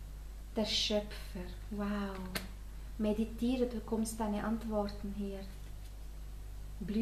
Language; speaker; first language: German; non-native, fluent; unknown